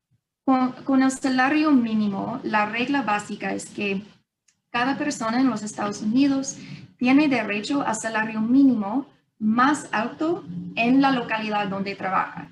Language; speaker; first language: Spanish; non-native, fluent; English